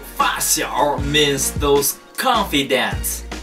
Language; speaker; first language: English; non-native, fluent; Chinese